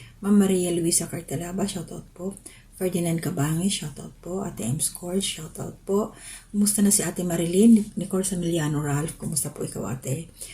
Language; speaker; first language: Filipino; non-native, local second language; Waray